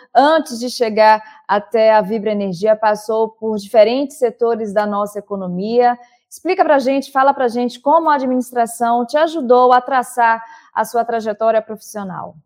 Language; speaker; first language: Portuguese; native; Portuguese